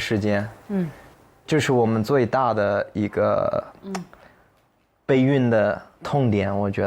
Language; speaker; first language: Chinese; non-native, fluent; English